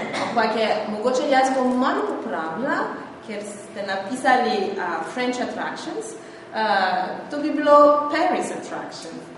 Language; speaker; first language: Slovenian; non-native, fluent; French